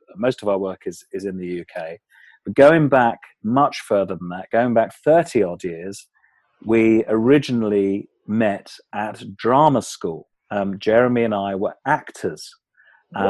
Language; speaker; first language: English; native; English